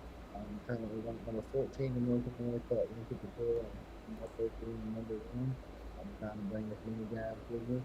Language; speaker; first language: English; native; English